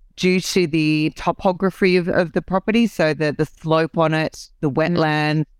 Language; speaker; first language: English; native; English